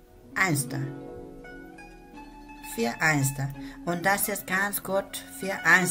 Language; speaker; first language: German; non-native, learner; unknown